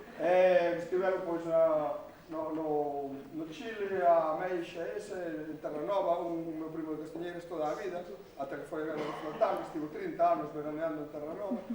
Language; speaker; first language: Galician; native; Galician